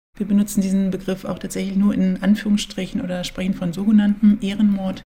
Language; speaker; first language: German; native; German